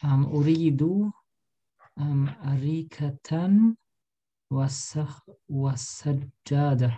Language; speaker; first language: Arabic; non-native, learner; German